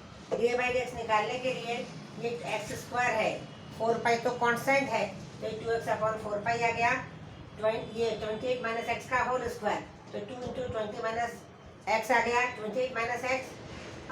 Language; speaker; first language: Hindi; native; Hindi